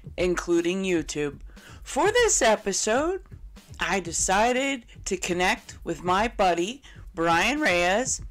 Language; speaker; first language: English; native; English